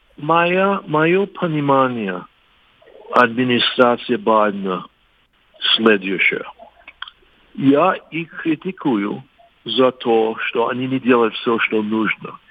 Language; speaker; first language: Russian; non-native, fluent; English